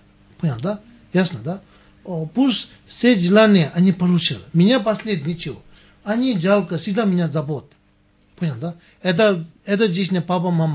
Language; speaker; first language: Russian; non-native, learner; Tibetan